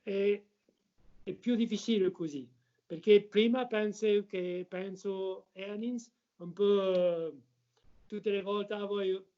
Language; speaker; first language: Italian; non-native, learner; French